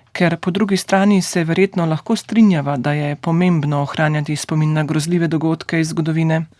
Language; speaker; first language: Slovenian; native; Slovenian